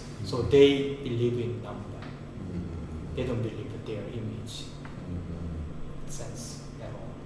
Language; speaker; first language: English; non-native, learner; Korean